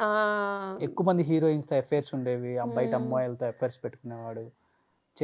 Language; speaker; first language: Telugu; native; Telugu